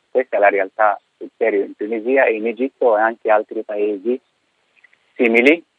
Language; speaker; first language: Italian; non-native, fluent; Arabic